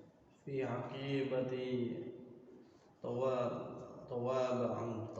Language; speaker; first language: Arabic; non-native, learner; Indonesian